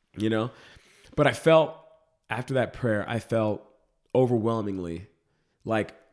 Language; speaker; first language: English; native; English